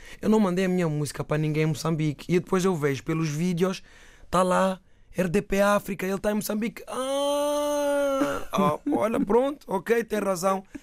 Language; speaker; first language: Portuguese; native; Portuguese